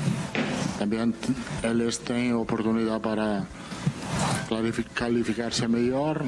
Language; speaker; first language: Portuguese; non-native, fluent; Italian